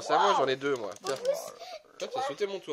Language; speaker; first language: French; native; French